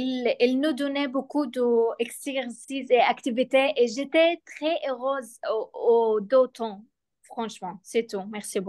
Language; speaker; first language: French; non-native, learner; Arabic